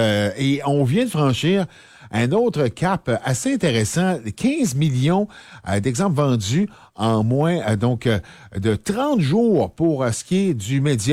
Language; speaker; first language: French; native; French